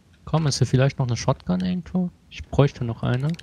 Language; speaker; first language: German; native; German